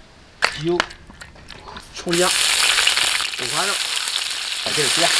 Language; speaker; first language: Chinese; native; Chinese